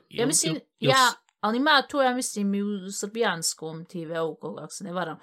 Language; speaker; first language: Bosnian; early bilingual, heritage; Bosnian